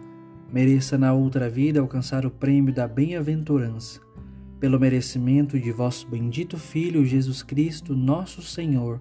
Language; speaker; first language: Portuguese; native; Portuguese